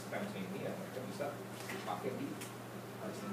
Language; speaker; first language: Indonesian; native; Indonesian